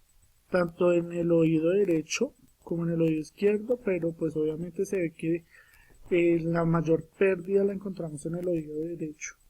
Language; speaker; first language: Spanish; native; Spanish